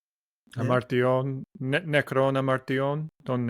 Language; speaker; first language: Greek; non-native, learner; English